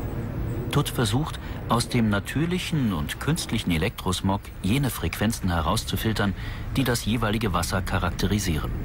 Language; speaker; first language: German; native; German